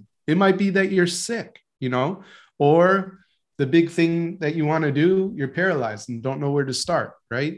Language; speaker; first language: English; native; English